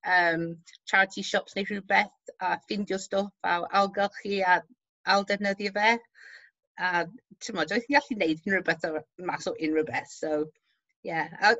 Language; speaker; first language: Welsh; non-native, local second language; English